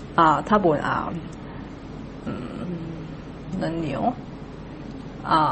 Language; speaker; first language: Japanese; non-native, learner; Cantonese